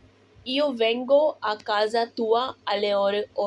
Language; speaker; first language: Italian; non-native, learner; Urdu